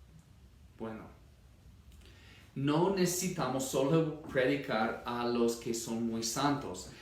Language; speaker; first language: Spanish; non-native, fluent; English